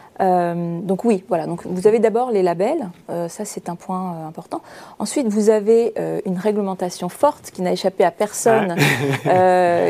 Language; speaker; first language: French; native; French